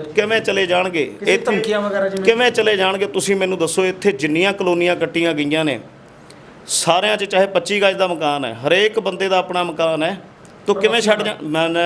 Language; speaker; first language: Punjabi; non-native, local second language; Hindi